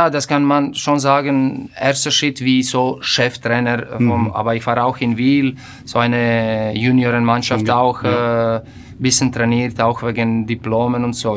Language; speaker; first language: German; non-native, fluent; Croatian